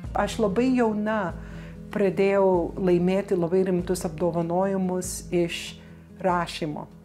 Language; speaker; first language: Lithuanian; early bilingual, heritage; Lithuanian